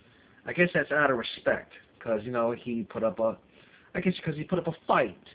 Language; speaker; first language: English; native; English